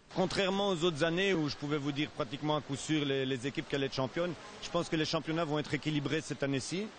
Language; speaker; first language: French; native; French